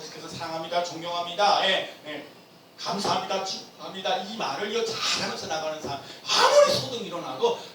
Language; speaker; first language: Korean; native; Korean